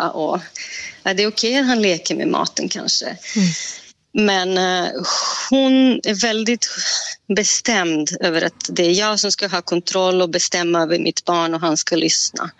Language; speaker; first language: Swedish; non-native, fluent; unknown